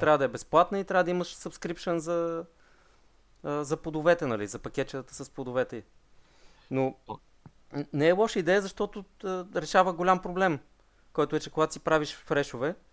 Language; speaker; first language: Bulgarian; native; Bulgarian